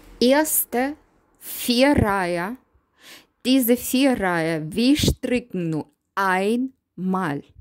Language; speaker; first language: German; non-native, learner; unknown